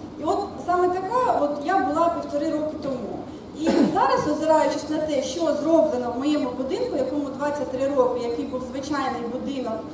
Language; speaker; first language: Ukrainian; non-native, local second language; Russian